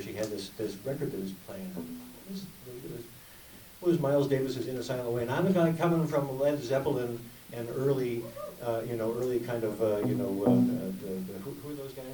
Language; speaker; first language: English; native; English